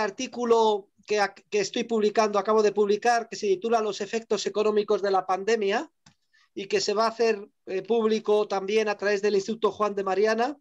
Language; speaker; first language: Spanish; native; Spanish